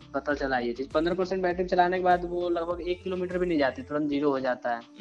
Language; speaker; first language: Hindi; native; Hindi